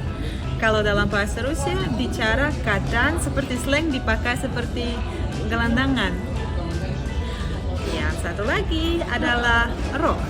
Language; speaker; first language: Indonesian; non-native, fluent; Russian